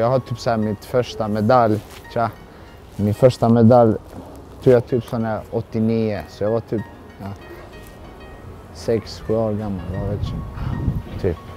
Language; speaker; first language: Swedish; early bilingual, other home language; Albanian